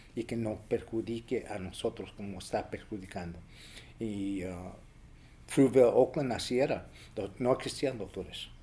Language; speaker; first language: Spanish; early bilingual, other home language; English